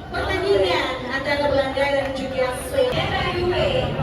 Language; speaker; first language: Indonesian; native; Indonesian